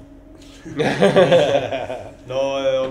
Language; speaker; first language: French; non-native, learner; English